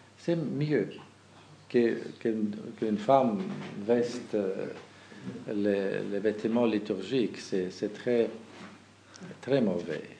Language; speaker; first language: French; non-native, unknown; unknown